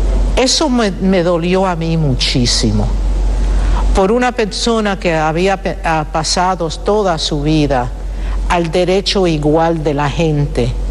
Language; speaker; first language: Spanish; early bilingual, heritage; Spanish